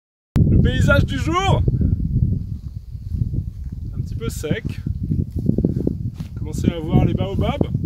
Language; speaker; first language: French; native; French